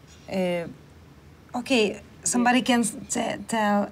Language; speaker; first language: English; non-native, learner; Russian